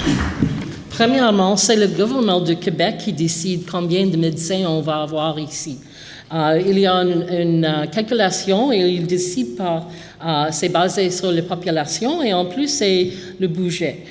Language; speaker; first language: French; non-native, local second language; English